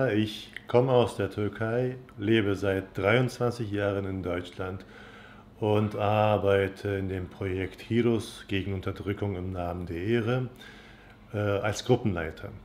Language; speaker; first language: German; non-native, fluent; Turkish